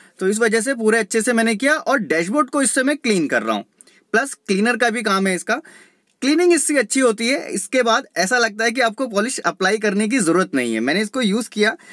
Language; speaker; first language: Hindi; native; Hindi